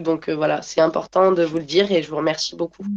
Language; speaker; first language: French; native; French